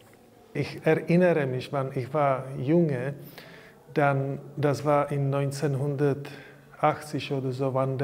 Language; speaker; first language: German; non-native, learner; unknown